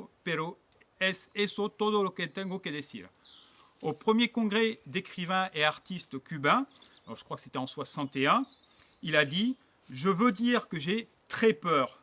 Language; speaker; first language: French; native; French